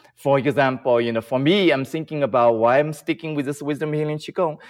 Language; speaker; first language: English; non-native, fluent; Chinese